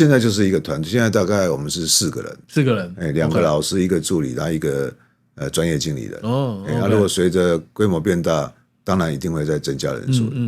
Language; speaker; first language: Chinese; native; Chinese